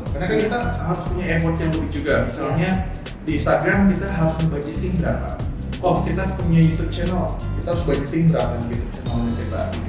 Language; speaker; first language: Indonesian; native; Indonesian